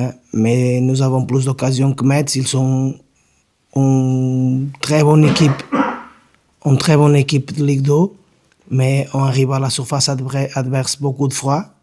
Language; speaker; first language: French; non-native, learner; Portuguese